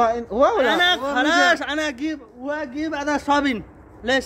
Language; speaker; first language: Arabic; non-native, learner; Nepali